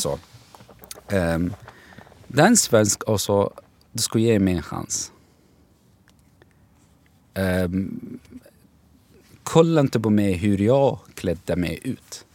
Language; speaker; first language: Swedish; non-native, fluent; Arabic